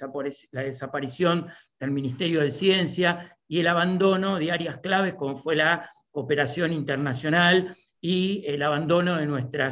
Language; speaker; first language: Spanish; native; Spanish